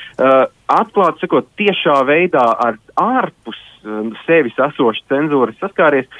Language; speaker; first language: Latvian; native; Latvian